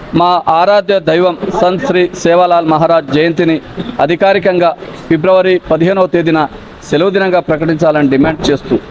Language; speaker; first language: Telugu; non-native, local second language; Lambadi